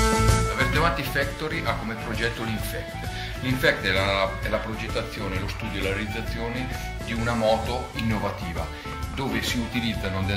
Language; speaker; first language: Italian; native; Italian